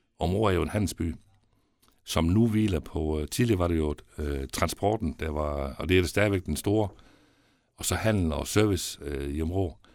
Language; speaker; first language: Danish; native; Danish